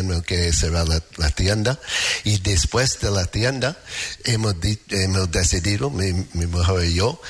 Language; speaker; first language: Spanish; non-native, fluent; English